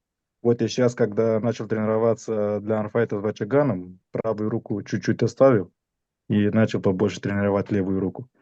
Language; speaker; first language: Russian; non-native, fluent; Romanian